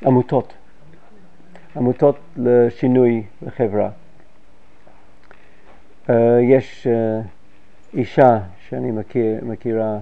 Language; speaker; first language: Hebrew; non-native, fluent; English